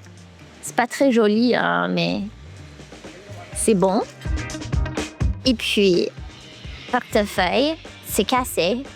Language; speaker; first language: French; early bilingual, heritage; French